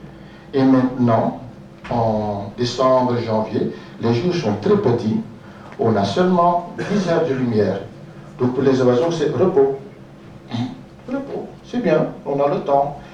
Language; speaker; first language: French; non-native, local second language; Dutch